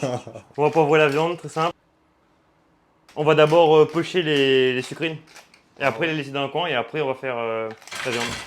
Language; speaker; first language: French; native; French